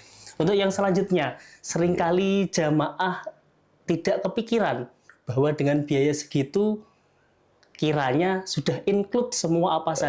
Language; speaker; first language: Indonesian; native; Indonesian